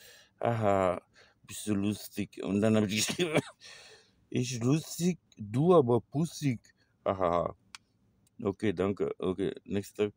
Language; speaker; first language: German; non-native, learner; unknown